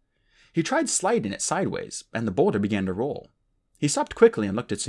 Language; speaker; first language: English; native; English